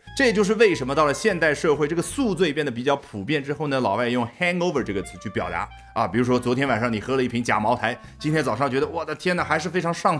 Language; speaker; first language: Chinese; native; Chinese